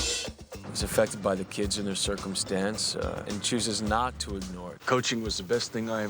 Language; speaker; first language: English; native; English